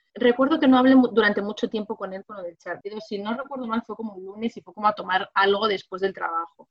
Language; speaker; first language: Spanish; native; Spanish